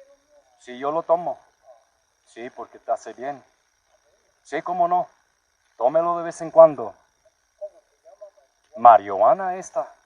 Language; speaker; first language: Spanish; non-native, learner; English